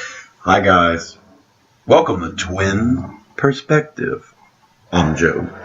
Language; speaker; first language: English; native; English